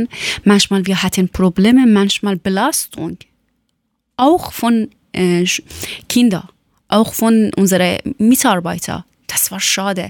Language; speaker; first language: German; non-native, learner; Persian